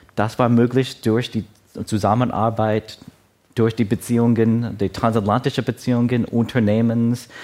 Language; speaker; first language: German; non-native, learner; Wu Chinese